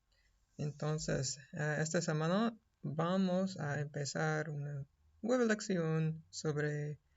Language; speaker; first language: Spanish; non-native, fluent; English